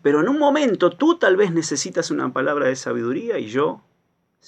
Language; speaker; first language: Spanish; native; Spanish